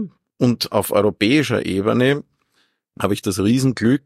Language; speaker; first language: German; native; German